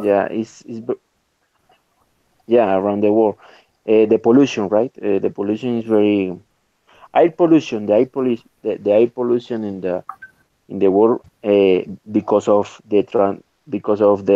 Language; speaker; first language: English; non-native, learner; Spanish